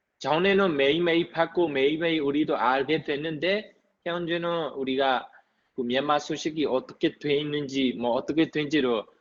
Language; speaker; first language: Korean; non-native, fluent; Burmese